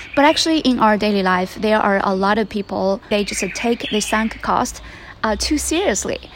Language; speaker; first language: English; non-native, fluent; Chinese